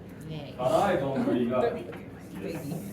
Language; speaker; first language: Japanese; non-native, learner; English